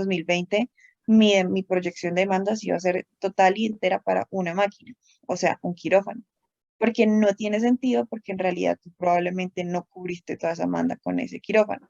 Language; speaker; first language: Spanish; native; Spanish